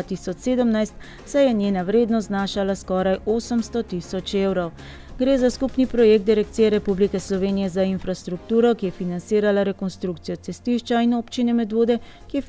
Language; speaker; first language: Slovenian; native; Slovenian